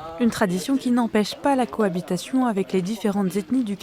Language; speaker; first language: French; native; French